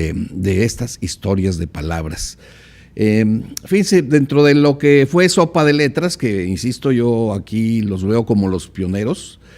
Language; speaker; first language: Spanish; native; Spanish